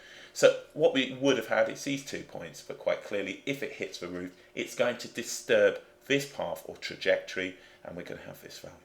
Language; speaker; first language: English; native; English